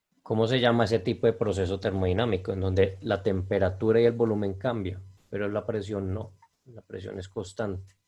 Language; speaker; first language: Spanish; native; Spanish